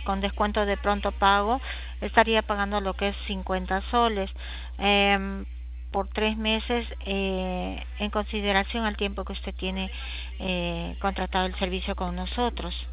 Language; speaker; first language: Spanish; native; Spanish